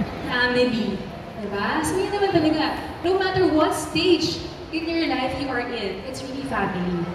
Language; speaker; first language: English; non-native, local second language; Filipino